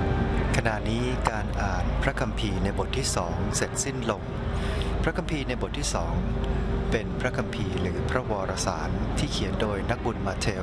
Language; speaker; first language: Thai; native; Thai